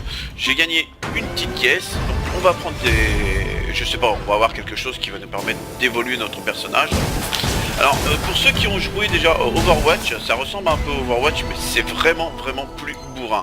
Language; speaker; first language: French; native; French